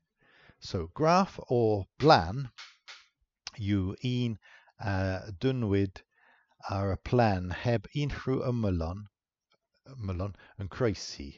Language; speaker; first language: Welsh; non-native, fluent; English